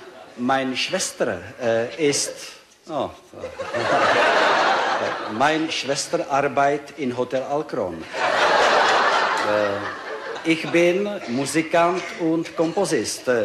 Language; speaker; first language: German; non-native, learner; Czech